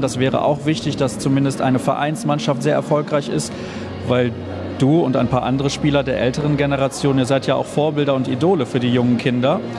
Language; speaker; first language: German; native; German